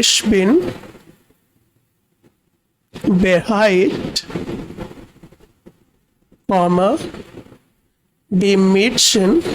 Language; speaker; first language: German; non-native, fluent; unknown